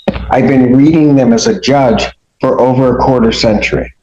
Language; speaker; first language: English; native; English